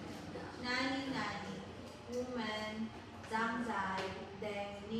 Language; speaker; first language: Chinese; non-native, learner; Filipino